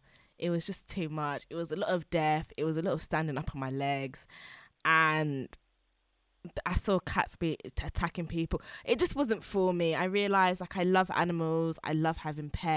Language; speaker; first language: English; native; English